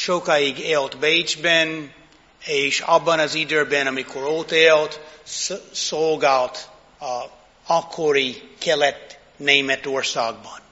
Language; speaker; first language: Hungarian; non-native, fluent; English